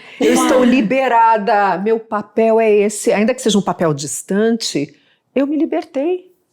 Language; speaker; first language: Portuguese; early bilingual, other home language; Spanish